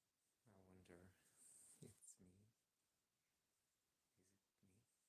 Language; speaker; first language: English; non-native, learner; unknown